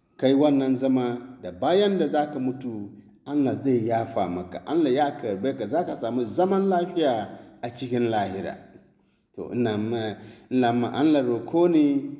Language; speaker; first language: Hausa; non-native, local second language; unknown